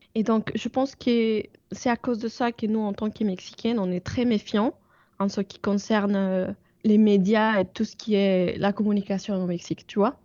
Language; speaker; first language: French; non-native, fluent; Spanish